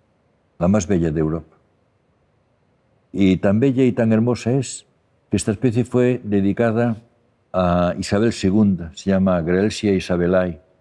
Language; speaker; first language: Spanish; native; Spanish